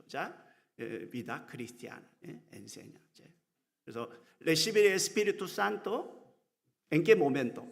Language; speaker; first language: Spanish; non-native, learner; Korean